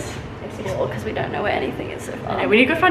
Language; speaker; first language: English; native; English